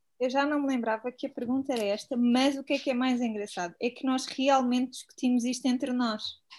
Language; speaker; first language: Portuguese; native; Portuguese